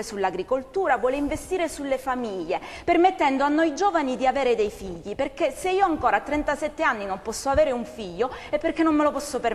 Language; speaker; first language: Italian; native; Italian